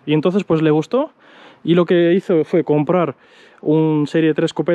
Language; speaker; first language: Spanish; native; Spanish